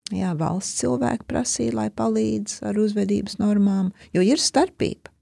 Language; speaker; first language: Latvian; early bilingual, heritage; Latvian